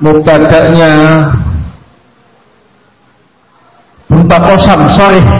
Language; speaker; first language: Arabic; non-native, fluent; Indonesian